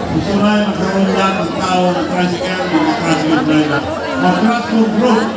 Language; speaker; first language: Filipino; non-native, local second language; Iloko